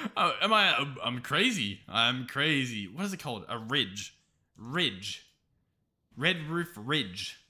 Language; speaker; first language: English; native; English